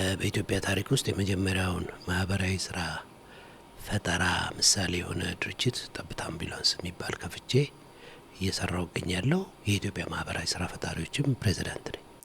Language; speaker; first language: Amharic; native; Amharic